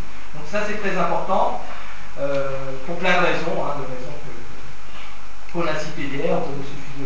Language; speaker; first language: French; native; French